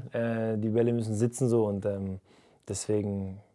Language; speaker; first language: German; native; German